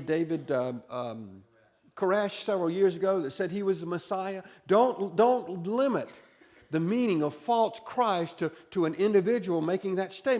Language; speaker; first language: English; native; English